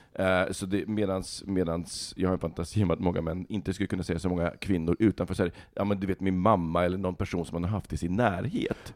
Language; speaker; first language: Swedish; early bilingual, other home language; Bosnian